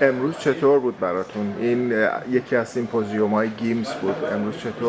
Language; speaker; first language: Persian; native; Persian